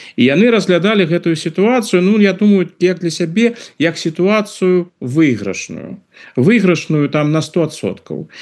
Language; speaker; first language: Belarusian; non-native, local second language; Russian